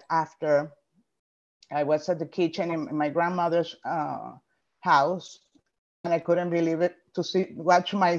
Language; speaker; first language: English; non-native, fluent; Spanish